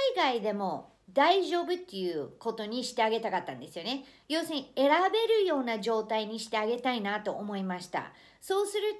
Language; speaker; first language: Japanese; non-native, fluent; English